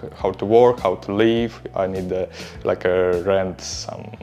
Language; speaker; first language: English; non-native, learner; Russian